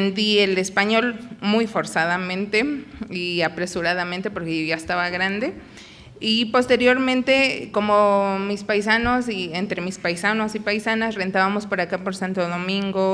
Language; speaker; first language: Spanish; non-native, local second language; Nahuatl languages